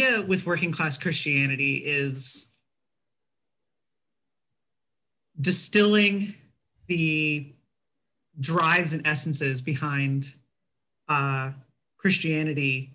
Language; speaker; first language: English; native; English